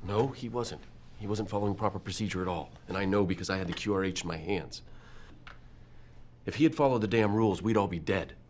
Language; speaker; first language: English; native; English